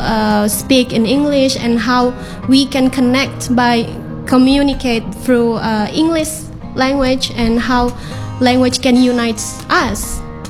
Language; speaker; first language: English; non-native, fluent; Indonesian